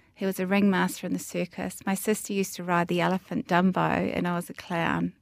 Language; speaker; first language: English; native; English